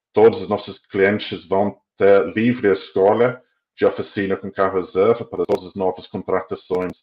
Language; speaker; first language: Portuguese; non-native, fluent; English